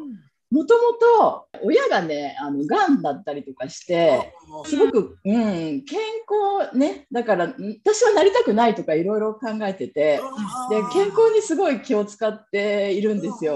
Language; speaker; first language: Japanese; native; Japanese